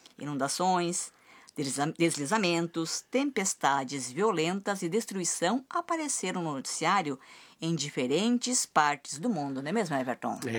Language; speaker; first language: Portuguese; native; Portuguese